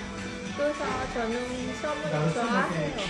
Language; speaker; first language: Korean; non-native, learner; Vietnamese